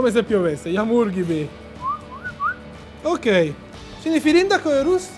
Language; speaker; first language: Turkish; non-native, learner; Italian